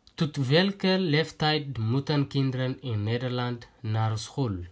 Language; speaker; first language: Dutch; non-native, fluent; Tigrinya